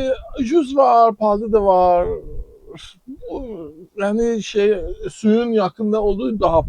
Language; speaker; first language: Turkish; non-native, learner; Persian